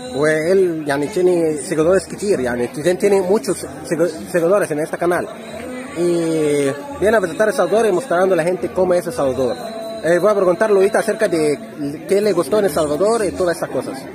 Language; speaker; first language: Spanish; non-native, learner; Arabic